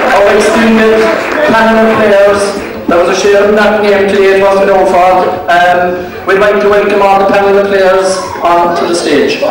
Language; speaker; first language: English; native; English